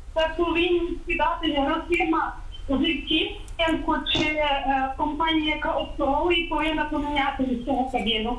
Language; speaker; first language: Ukrainian; native; Ukrainian